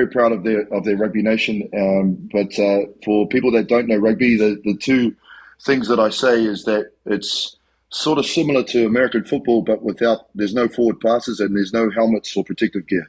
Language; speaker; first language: English; native; English